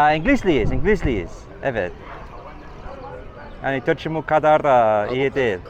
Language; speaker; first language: Turkish; non-native, learner; English